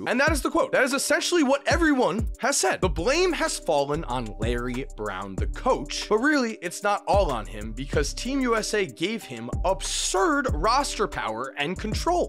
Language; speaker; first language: English; native; English